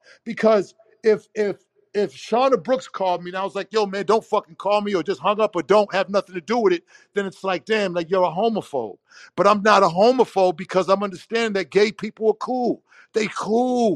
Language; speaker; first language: English; native; English